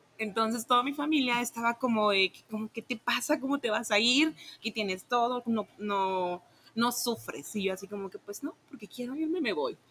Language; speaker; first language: Spanish; native; Spanish